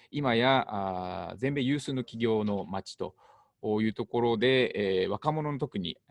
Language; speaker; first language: Japanese; native; Japanese